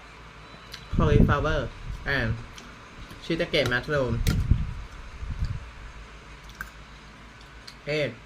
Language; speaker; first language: English; non-native, learner; Thai